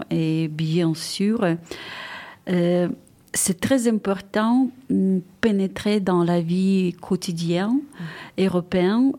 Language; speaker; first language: French; non-native, fluent; Ukrainian